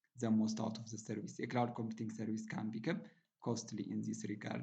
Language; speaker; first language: English; non-native, local second language; Amharic